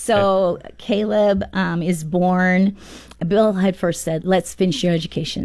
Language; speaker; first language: English; native; English